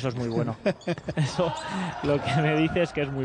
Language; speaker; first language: Spanish; native; Spanish